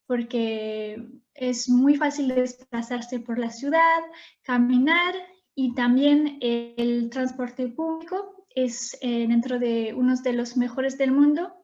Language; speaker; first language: Spanish; non-native, fluent; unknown